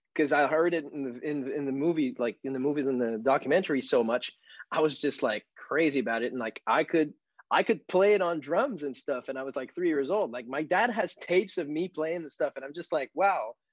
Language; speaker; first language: English; non-native, fluent; French